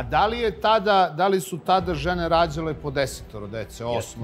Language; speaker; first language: Serbian; native; Serbian